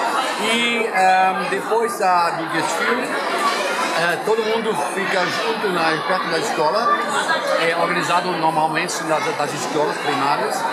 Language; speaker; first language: Portuguese; non-native, fluent; German